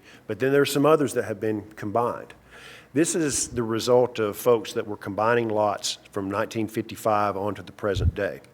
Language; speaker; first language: English; native; English